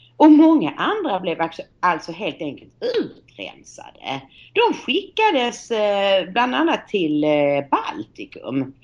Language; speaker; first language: Swedish; native; Swedish